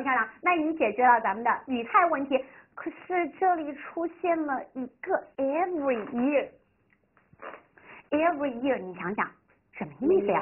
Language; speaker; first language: Chinese; native; Chinese